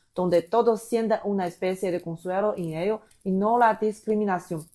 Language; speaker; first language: Spanish; non-native, fluent; Chinese